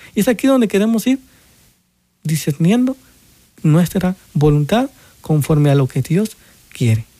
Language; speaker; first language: Spanish; native; Spanish